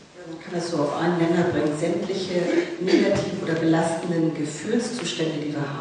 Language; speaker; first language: German; native; German